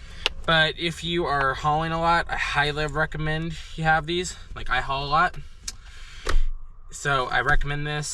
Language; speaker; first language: English; native; English